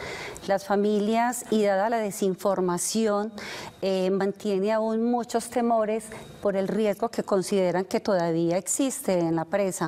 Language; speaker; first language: Spanish; native; Spanish